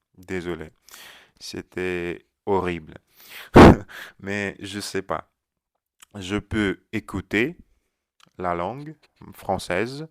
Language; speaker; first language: French; non-native, learner; Russian